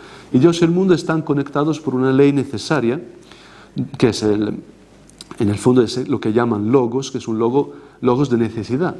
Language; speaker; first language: Spanish; non-native, fluent; Italian